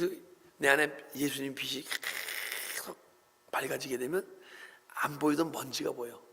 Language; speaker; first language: Korean; native; Korean